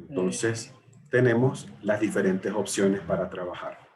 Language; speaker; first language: Spanish; native; Spanish